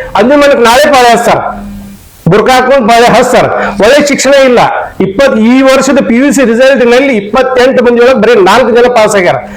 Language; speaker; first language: Kannada; non-native, local second language; Urdu